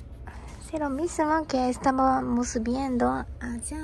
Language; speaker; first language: Spanish; non-native, fluent; Japanese